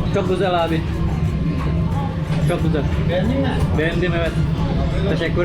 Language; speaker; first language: Turkish; non-native, learner; Indonesian